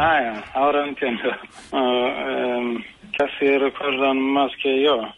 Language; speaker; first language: Spanish; non-native, fluent; Swedish